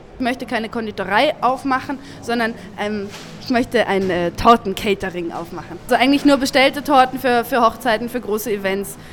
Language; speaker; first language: German; native; German